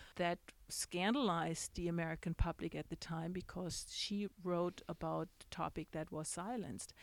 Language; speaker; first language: English; non-native, fluent; German